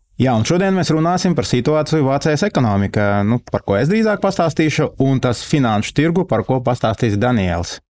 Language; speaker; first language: Latvian; non-native, local second language; Russian